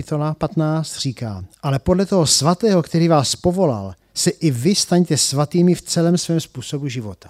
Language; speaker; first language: Czech; native; Czech